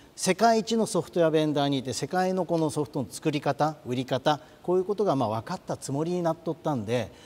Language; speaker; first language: Japanese; native; Japanese